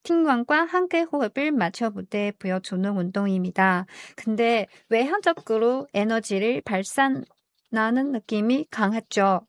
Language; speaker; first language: Korean; non-native, fluent; Chinese